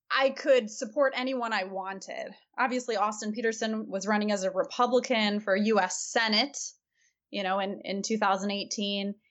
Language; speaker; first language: English; native; English